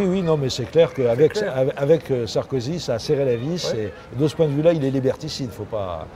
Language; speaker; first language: French; native; French